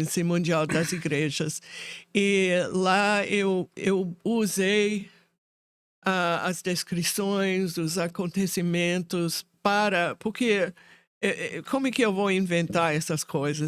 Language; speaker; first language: Portuguese; non-native, fluent; English